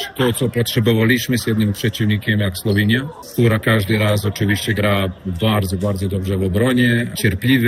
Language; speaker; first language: Polish; non-native, fluent; Serbian